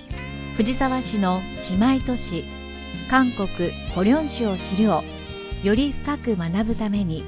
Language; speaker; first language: Japanese; native; Japanese